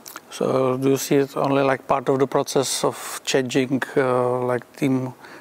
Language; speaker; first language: English; non-native, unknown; Czech